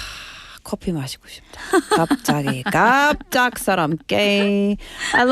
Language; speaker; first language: Korean; non-native, learner; English